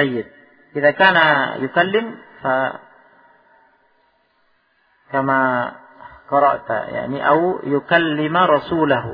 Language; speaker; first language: Arabic; non-native, fluent; Indonesian